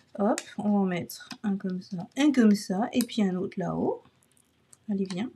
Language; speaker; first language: French; native; French